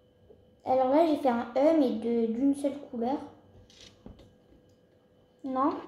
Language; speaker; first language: French; early bilingual, other home language; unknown